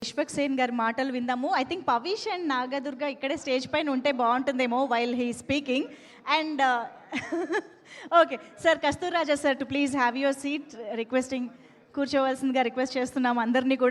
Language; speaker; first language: Telugu; native; Telugu